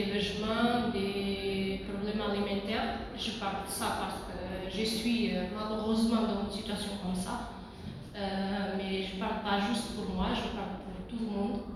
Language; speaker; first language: French; non-native, learner; Portuguese